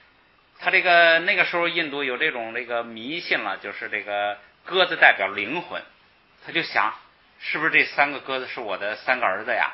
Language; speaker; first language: Chinese; native; Chinese